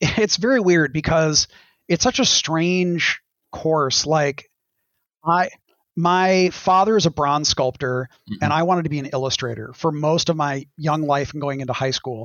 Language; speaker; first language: English; native; English